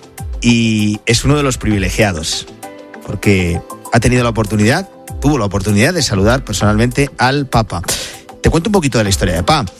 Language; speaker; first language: Spanish; native; Spanish